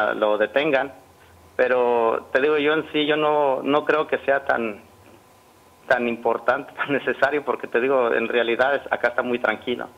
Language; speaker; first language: Spanish; native; Spanish